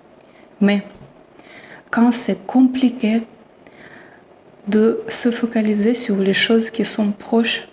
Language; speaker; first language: French; non-native, fluent; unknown